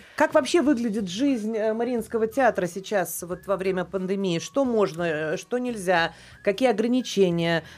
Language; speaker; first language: Russian; native; Russian